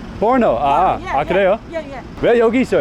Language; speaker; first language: Korean; non-native, learner; Dutch